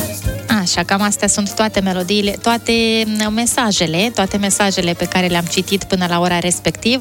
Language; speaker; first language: Romanian; native; Romanian